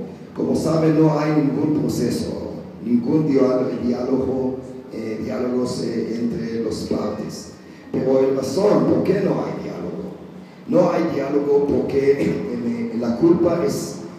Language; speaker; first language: Spanish; non-native, fluent; Hebrew